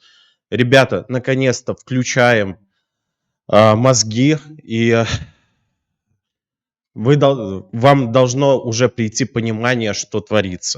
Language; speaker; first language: Russian; native; Russian